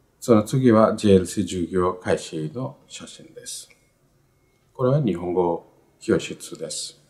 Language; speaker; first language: Japanese; non-native, fluent; Bangla